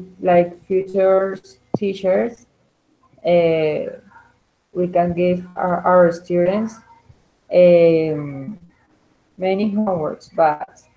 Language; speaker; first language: English; non-native, learner; Spanish